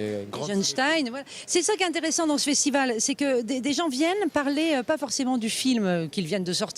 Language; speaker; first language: French; native; French